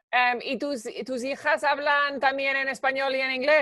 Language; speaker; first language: Spanish; early bilingual, heritage; Spanish